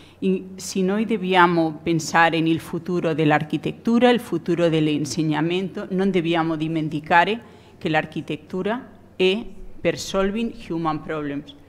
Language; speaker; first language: Italian; non-native, learner; Spanish